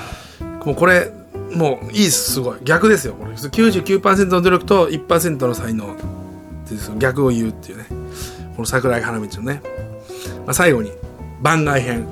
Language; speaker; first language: Japanese; native; Japanese